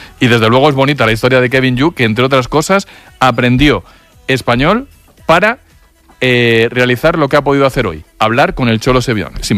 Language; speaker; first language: Spanish; native; Spanish